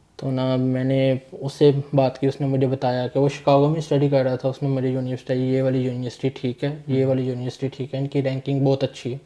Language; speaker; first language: Urdu; non-native, local second language; Punjabi